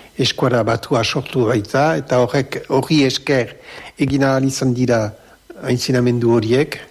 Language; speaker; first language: Basque; native; Basque